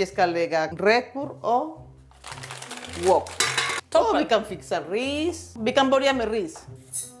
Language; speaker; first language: Swedish; non-native, learner; Spanish